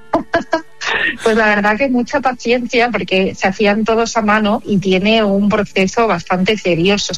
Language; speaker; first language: Spanish; native; Spanish